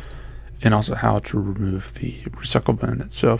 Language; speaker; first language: English; native; English